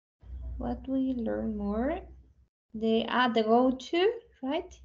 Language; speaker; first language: English; non-native, learner; Spanish